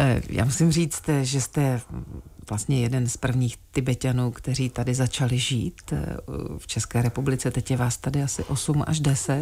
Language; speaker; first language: Czech; native; Czech